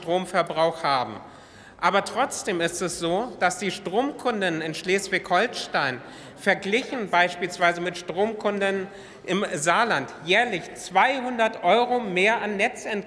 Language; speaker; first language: German; native; German